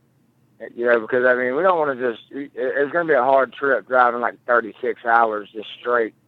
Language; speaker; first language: English; native; English